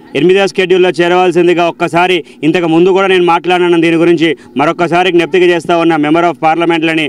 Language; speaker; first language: Telugu; non-native, local second language; Lambadi